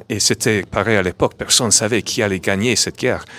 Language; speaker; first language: French; non-native, fluent; English